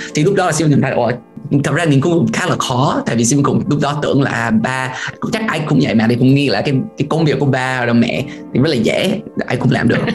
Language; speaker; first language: Vietnamese; non-native, fluent; English